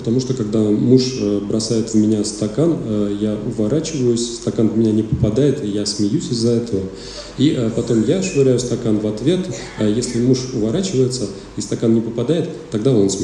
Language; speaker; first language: Russian; native; Russian